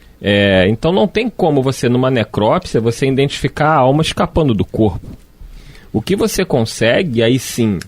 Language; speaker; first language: Portuguese; native; Portuguese